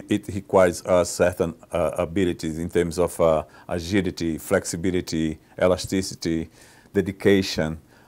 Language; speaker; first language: English; non-native, fluent; Portuguese